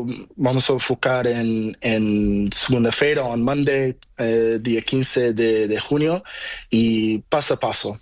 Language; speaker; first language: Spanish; non-native, learner; Portuguese